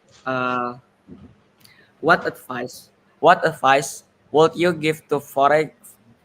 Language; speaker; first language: English; non-native, learner; Indonesian